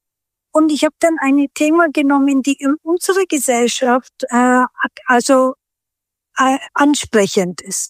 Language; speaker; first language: German; non-native, fluent; Turkish